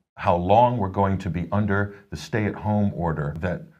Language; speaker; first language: English; native; English